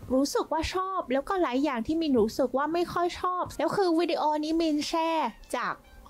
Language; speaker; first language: Thai; non-native, fluent; Vietnamese